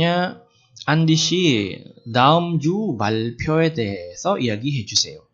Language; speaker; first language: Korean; non-native, fluent; Indonesian